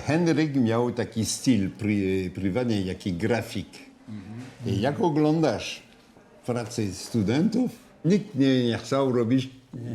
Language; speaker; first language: Polish; non-native, learner; French